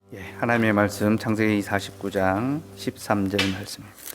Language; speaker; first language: Korean; native; Korean